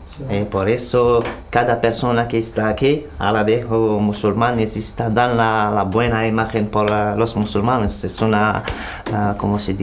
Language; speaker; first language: Spanish; non-native, learner; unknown